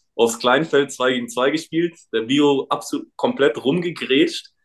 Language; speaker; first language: German; native; German